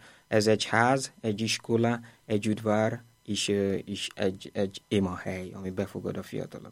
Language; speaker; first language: Hungarian; non-native, fluent; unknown